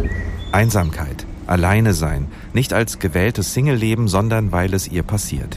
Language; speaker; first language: German; native; German